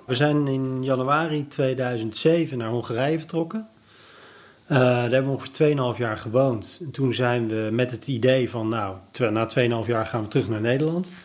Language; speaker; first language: Dutch; native; Dutch